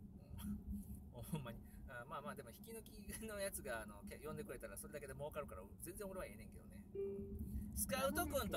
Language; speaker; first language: Japanese; native; Japanese